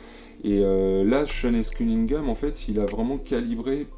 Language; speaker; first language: French; native; French